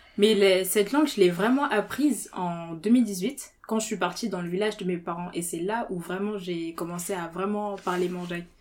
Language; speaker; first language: French; early bilingual, other home language; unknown